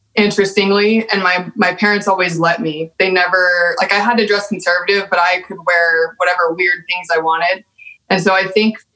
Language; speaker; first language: English; native; English